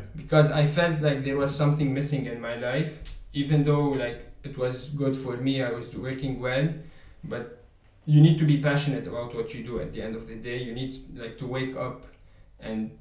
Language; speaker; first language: English; non-native, fluent; Arabic